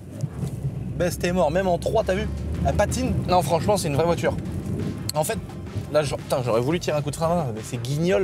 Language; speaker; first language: French; native; French